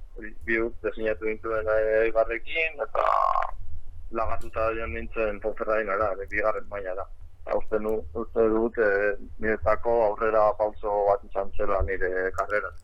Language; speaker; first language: Basque; non-native, local second language; Spanish